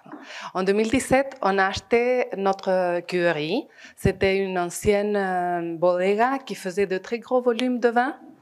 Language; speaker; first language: French; non-native, fluent; Spanish